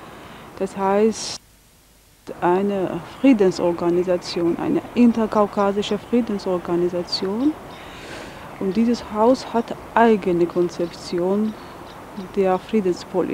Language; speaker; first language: German; non-native, fluent; Georgian